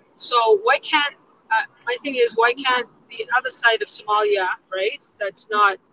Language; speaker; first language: English; non-native, fluent; Tigrinya